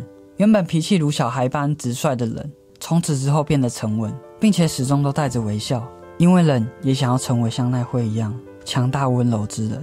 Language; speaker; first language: Chinese; native; Chinese